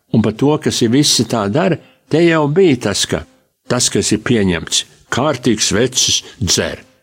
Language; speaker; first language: Latvian; early bilingual, heritage; Latvian